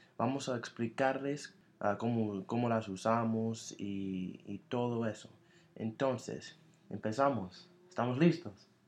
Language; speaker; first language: Spanish; non-native, fluent; English